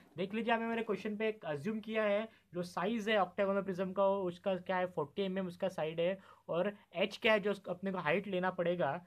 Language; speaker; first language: Hindi; non-native, local second language; Marathi